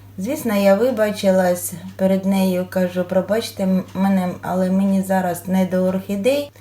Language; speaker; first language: Ukrainian; native; Ukrainian